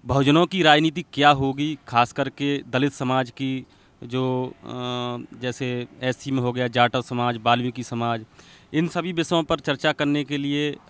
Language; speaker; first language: Hindi; native; Hindi